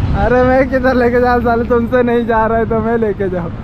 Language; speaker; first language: Hindi; non-native, local second language; Marathi